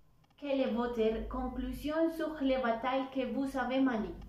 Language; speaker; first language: French; non-native, learner; Spanish